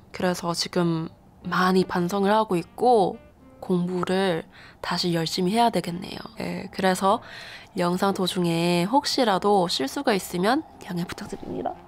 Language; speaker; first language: Korean; non-native, fluent; English